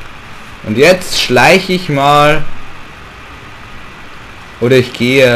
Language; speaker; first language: German; native; German